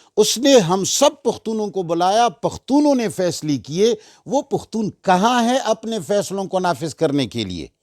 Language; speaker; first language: Urdu; non-native, local second language; Pashto